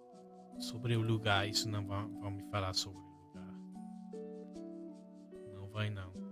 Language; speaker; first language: Portuguese; non-native, fluent; English